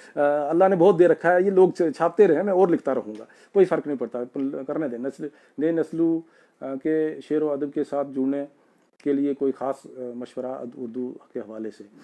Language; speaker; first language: Urdu; non-native, local second language; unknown